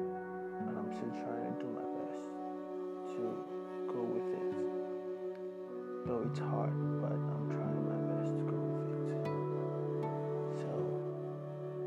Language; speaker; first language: English; non-native, local second language; Igbo